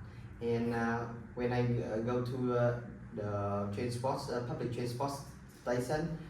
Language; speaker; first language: English; non-native, learner; Vietnamese